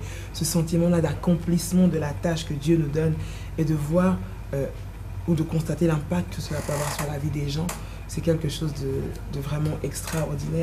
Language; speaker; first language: French; non-native, local second language; Lingala